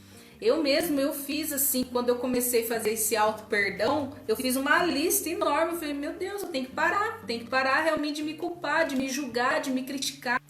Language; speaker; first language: Portuguese; native; Portuguese